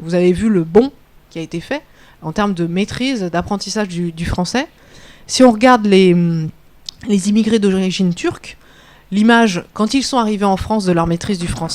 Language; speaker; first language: French; native; French